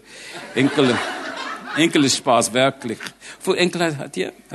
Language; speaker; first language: German; non-native, learner; English